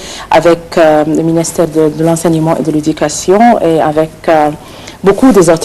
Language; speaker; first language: French; non-native, fluent; Arabic